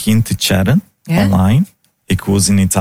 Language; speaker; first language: Dutch; non-native, fluent; Italian